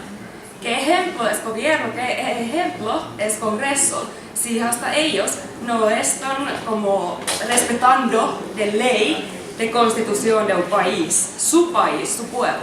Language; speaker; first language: Spanish; non-native, learner; Finnish